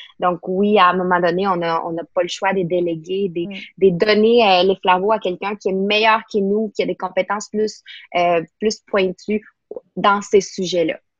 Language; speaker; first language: French; non-native, fluent; Spanish